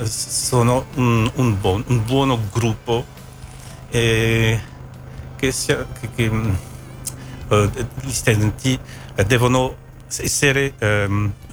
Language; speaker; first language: Italian; non-native, learner; French